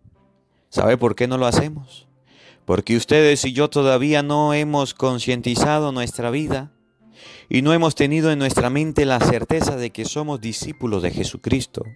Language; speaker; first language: Spanish; native; Spanish